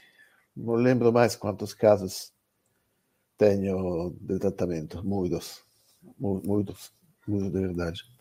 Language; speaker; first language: Portuguese; non-native, learner; Italian